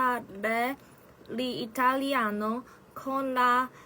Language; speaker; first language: Italian; non-native, learner; Korean